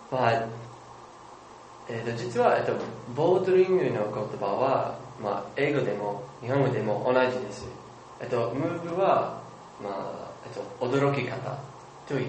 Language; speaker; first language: Japanese; non-native, learner; English